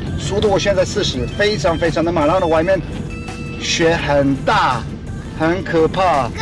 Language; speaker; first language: Chinese; non-native, fluent; Turkish